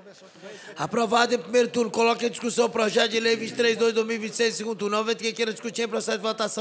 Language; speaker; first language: Portuguese; native; Portuguese